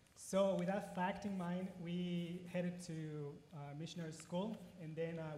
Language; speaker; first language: English; non-native, fluent; Spanish